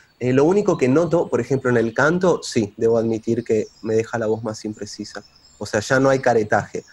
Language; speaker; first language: Spanish; native; Spanish